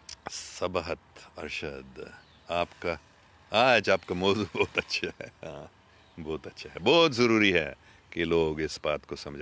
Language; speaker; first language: Urdu; non-native, local second language; English